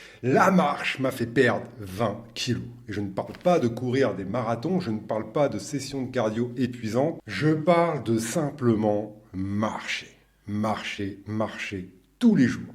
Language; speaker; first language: French; native; French